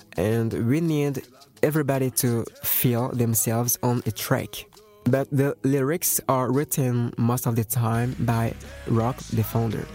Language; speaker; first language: English; non-native, fluent; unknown